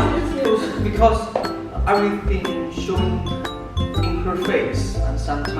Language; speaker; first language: English; non-native, learner; Chinese